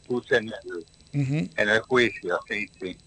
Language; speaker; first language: Spanish; native; Spanish